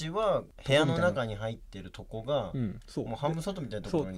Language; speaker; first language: Japanese; native; Japanese